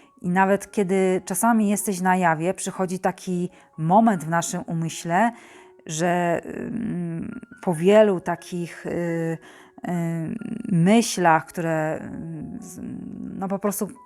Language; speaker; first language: Polish; native; Polish